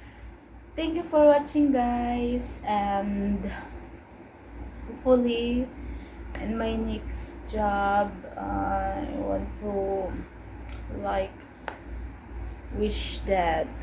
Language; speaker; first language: English; non-native, learner; Cebuano